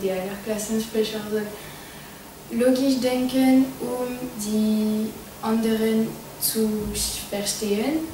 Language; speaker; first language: German; non-native, learner; French